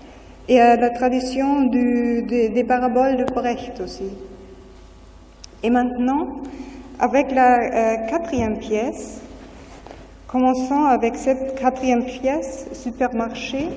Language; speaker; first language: French; non-native, fluent; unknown